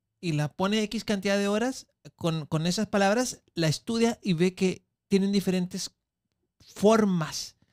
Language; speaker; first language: Spanish; native; Spanish